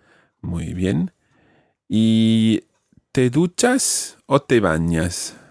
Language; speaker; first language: Spanish; non-native, fluent; English